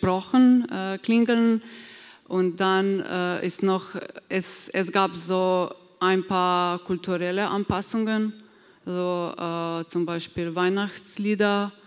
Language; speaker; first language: German; non-native, fluent; Slovenian